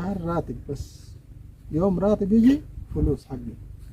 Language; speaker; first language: Arabic; native; Arabic